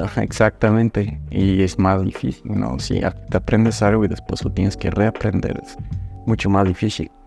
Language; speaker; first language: Spanish; non-native, fluent; Bulgarian